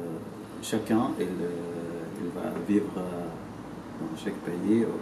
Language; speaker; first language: French; non-native, learner; Arabic